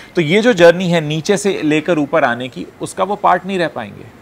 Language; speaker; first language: Hindi; native; Hindi